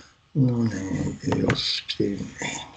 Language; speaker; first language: Finnish; native; Finnish